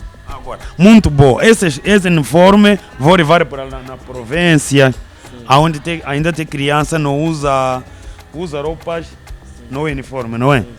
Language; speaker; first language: Portuguese; non-native, learner; Kinyarwanda